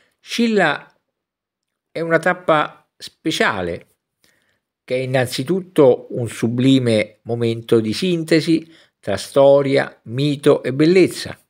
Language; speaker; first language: Italian; native; Italian